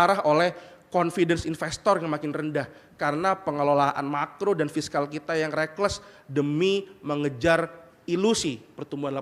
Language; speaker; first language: Indonesian; native; Indonesian